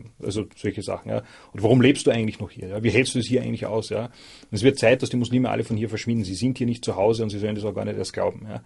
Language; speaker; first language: German; native; German